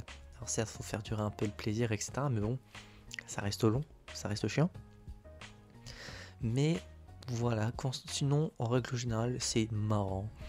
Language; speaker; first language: French; native; French